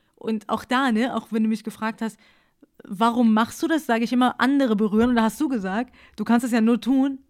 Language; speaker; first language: German; early bilingual, other home language; Persian